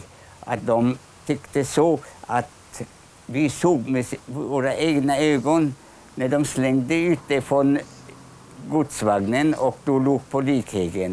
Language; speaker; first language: Swedish; non-native, fluent; Polish